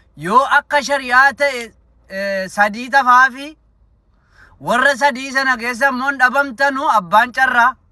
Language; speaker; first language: Oromo; native; Oromo